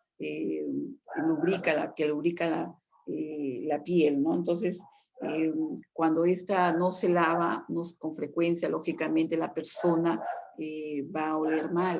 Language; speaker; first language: Spanish; native; Spanish